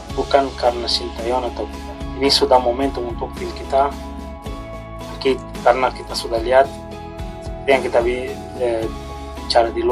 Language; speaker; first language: Indonesian; non-native, learner; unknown